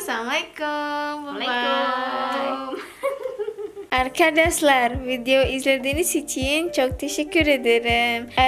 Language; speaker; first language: Turkish; non-native, learner; Indonesian